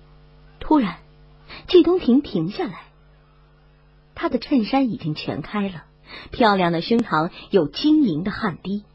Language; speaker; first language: Chinese; native; Chinese